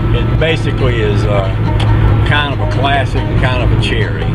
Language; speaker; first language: English; native; English